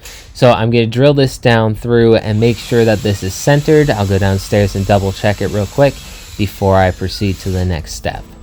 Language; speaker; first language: English; native; English